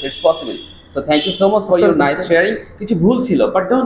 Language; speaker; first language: English; non-native, fluent; Bangla